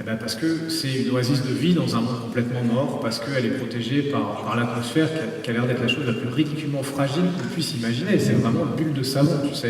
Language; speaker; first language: French; native; French